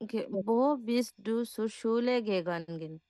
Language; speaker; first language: German; non-native, learner; Bangla